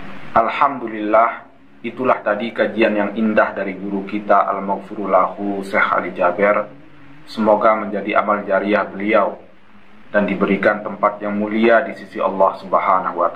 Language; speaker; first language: Indonesian; native; Indonesian